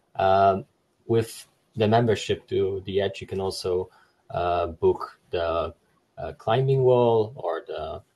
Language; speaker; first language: English; non-native, fluent; Polish